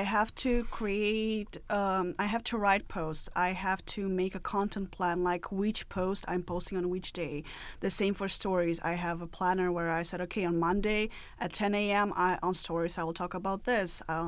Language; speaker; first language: English; non-native, fluent; Russian